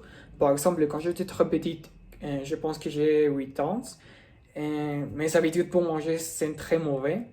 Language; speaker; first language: French; non-native, learner; Spanish